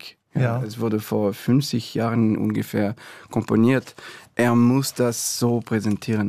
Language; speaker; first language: German; non-native, fluent; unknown